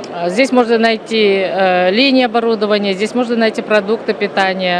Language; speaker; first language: Russian; non-native, local second language; Kyrgyz